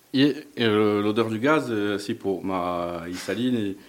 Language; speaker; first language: French; native; French